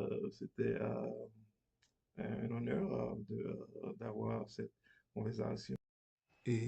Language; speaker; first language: French; non-native, learner; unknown